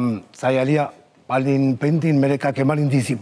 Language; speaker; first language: Indonesian; non-native, fluent; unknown